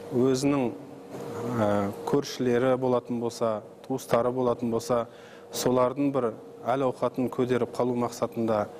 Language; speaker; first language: Kazakh; native; Kazakh